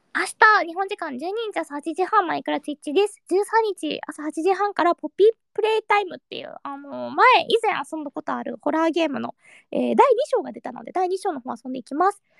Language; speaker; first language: Japanese; early bilingual, heritage; Japanese